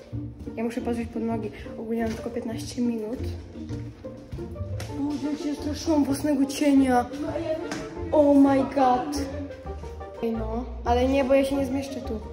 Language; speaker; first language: Polish; native; Polish